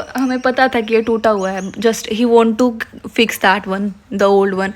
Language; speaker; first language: Hindi; native; Hindi